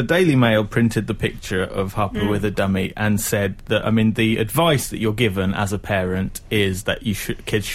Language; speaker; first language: English; native; English